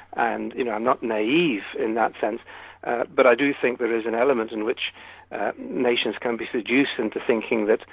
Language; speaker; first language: English; native; English